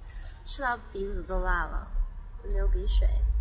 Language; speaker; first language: Chinese; non-native, local second language; Cantonese